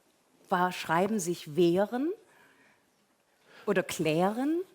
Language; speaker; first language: German; native; German